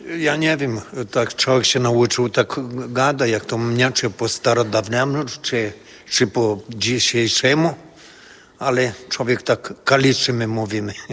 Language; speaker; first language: Polish; early bilingual, heritage; Polish